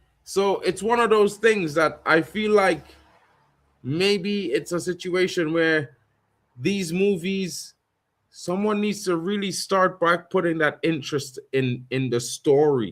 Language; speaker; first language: English; native; English